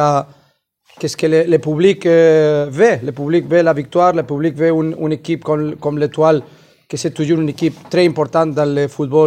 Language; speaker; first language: French; non-native, fluent; Spanish